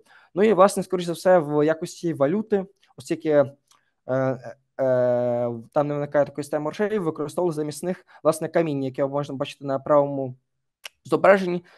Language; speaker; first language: Ukrainian; native; Ukrainian